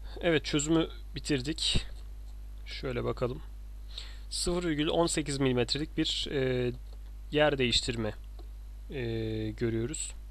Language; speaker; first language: Turkish; native; Turkish